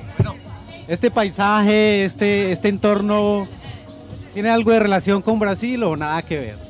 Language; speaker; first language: Spanish; native; Spanish